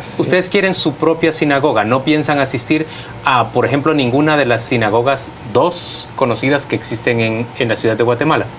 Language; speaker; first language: Spanish; native; Spanish